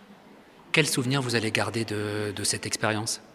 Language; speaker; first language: French; native; French